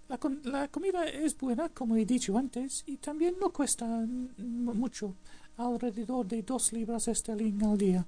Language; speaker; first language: Spanish; non-native, fluent; English